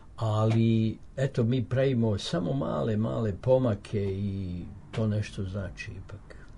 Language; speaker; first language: Serbian; native; Serbian